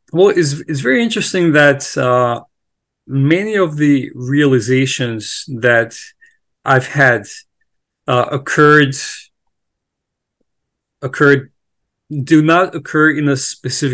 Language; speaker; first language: English; non-native, fluent; Macedonian